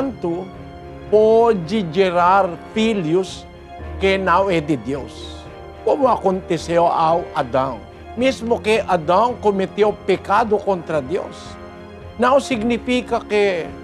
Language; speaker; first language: Portuguese; non-native, learner; Filipino